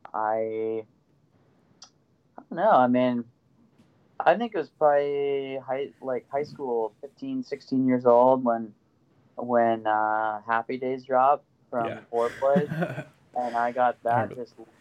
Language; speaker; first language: English; native; English